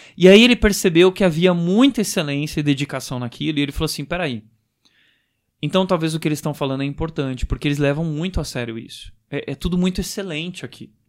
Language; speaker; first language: Portuguese; native; Portuguese